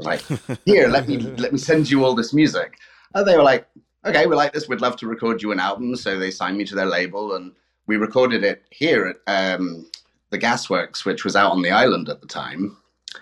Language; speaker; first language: English; native; English